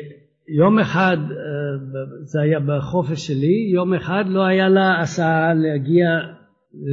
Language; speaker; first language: Hebrew; non-native, fluent; French